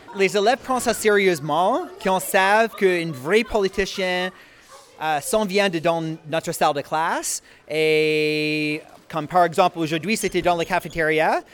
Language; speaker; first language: French; non-native, local second language; English